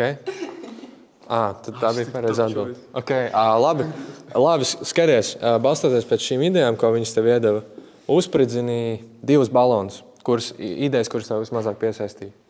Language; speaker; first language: Latvian; native; Latvian